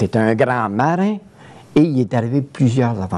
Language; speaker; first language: French; native; French